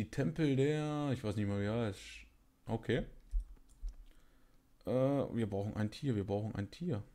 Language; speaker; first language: German; native; German